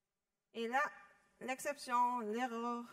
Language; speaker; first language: French; non-native, learner; German